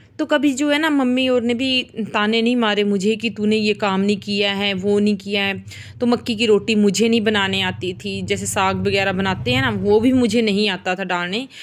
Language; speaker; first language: Hindi; non-native, local second language; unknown